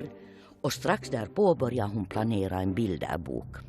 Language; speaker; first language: Swedish; native; Swedish